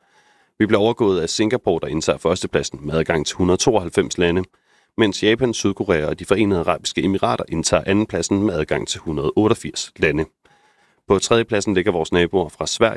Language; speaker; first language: Danish; native; Danish